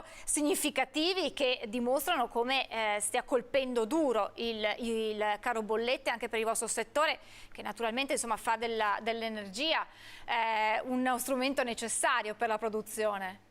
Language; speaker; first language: Italian; native; Italian